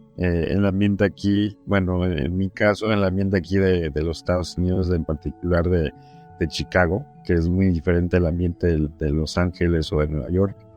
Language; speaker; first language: Spanish; early bilingual, heritage; Spanish